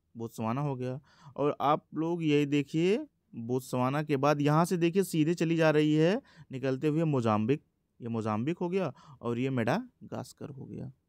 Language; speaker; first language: Hindi; native; Hindi